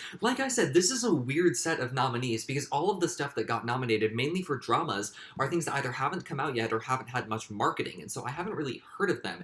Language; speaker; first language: English; native; English